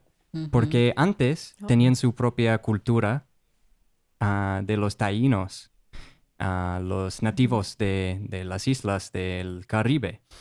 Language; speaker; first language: Spanish; non-native, fluent; English